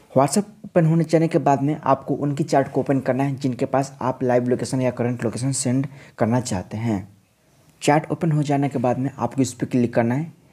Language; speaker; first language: Hindi; native; Hindi